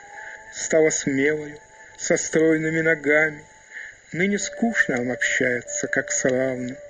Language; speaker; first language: Russian; native; Russian